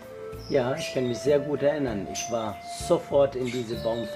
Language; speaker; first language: German; non-native, fluent; Arabic